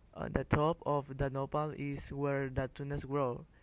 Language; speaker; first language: English; non-native, learner; Spanish